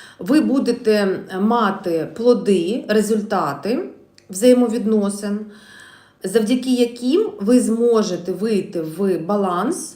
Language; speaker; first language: Ukrainian; non-native, local second language; Russian